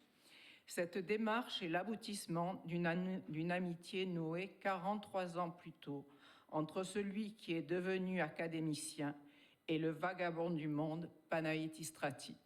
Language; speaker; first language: French; native; French